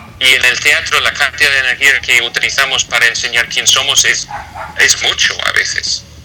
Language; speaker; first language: Spanish; non-native, fluent; English